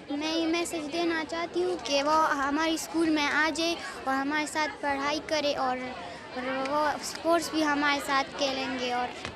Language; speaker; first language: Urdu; non-native, local second language; Pashto